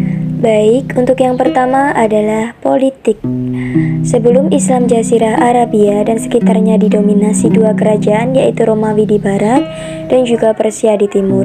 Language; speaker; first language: Indonesian; native; Indonesian